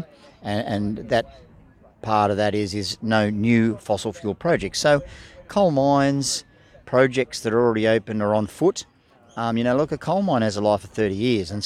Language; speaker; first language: English; native; English